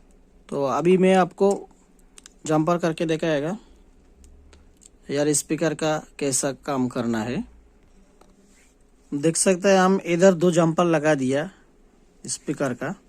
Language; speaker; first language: Hindi; non-native, local second language; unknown